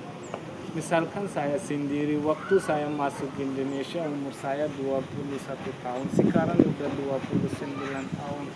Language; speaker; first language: Indonesian; non-native, learner; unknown